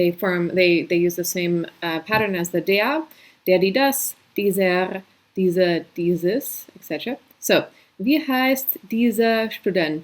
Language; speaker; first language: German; non-native, fluent; English